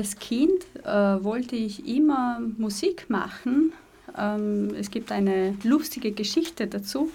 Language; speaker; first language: German; native; German